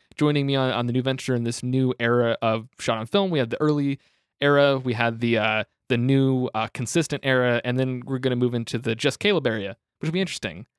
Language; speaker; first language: English; native; English